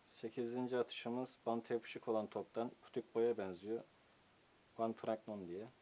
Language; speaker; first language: Turkish; native; Turkish